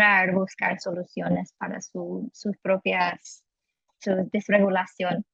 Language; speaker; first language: Spanish; non-native, fluent; English